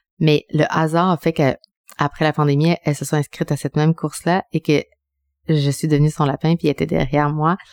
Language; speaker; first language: French; early bilingual, other home language; Spanish